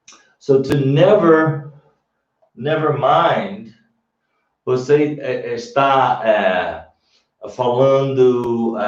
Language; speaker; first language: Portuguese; non-native, fluent; English